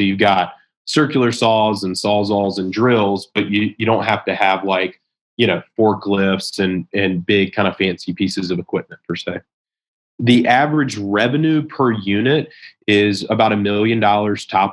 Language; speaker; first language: English; native; English